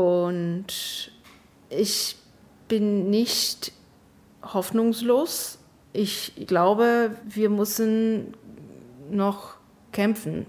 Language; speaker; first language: German; non-native, fluent; English